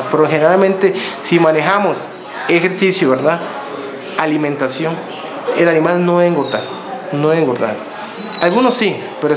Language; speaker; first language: Spanish; native; Spanish